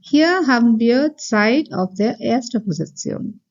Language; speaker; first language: German; non-native, fluent; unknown